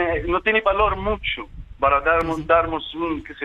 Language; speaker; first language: Spanish; non-native, fluent; Arabic